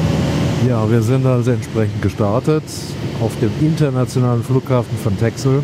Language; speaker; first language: German; native; German